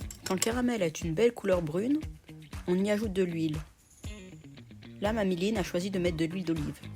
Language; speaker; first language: French; native; French